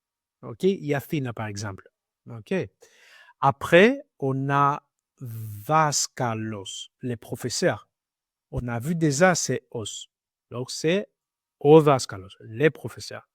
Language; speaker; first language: French; non-native, learner; Greek